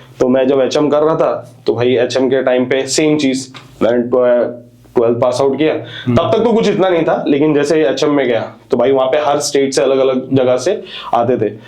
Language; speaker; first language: Hindi; non-native, local second language; Marathi